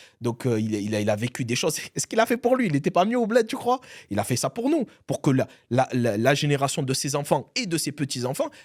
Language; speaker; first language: French; early bilingual, other home language; Arabic